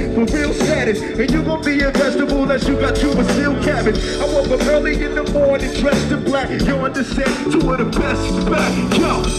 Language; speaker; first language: English; native; English